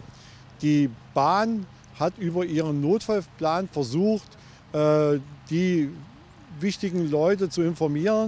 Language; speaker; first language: German; native; German